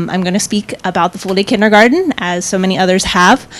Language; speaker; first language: English; native; English